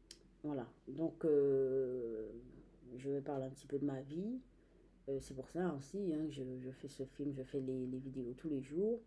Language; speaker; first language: French; native; French